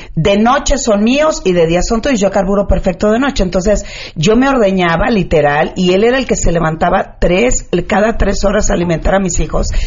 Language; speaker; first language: Spanish; native; Spanish